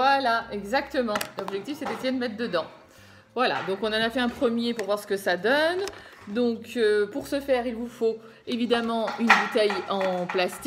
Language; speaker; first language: French; native; French